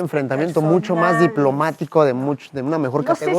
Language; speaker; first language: Spanish; native; Spanish